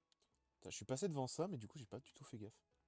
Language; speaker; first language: French; native; French